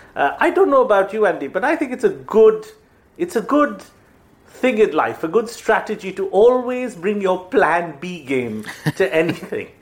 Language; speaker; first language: English; non-native, local second language; Bangla